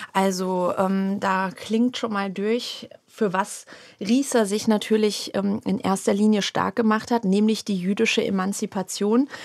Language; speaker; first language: German; native; German